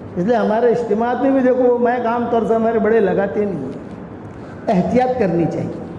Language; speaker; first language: Urdu; non-native, local second language; Gujarati